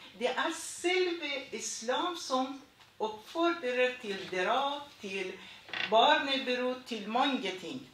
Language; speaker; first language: Norwegian; non-native, fluent; Persian